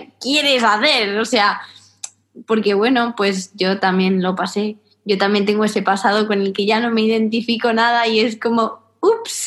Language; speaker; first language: Spanish; native; Spanish